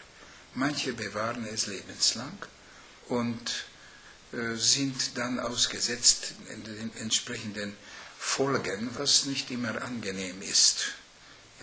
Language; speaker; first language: German; non-native, fluent; Hungarian